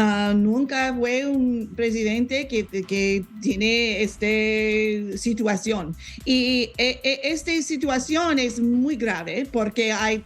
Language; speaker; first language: Spanish; non-native, learner; English